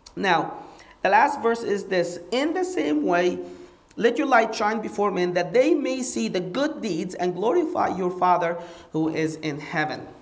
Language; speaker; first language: English; non-native, fluent; Arabic